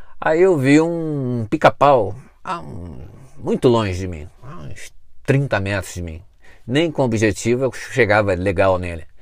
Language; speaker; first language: Portuguese; native; Portuguese